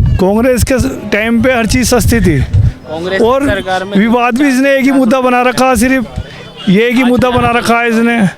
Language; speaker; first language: Hindi; native; Hindi